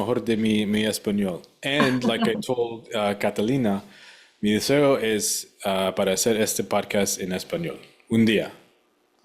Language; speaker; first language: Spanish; non-native, learner; English